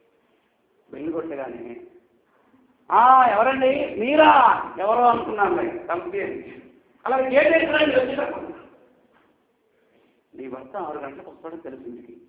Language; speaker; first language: Telugu; native; Telugu